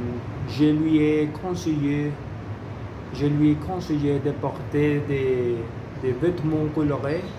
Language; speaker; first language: French; non-native, learner; Spanish